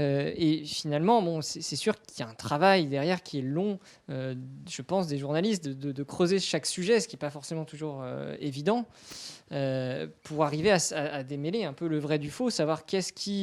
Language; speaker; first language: French; native; French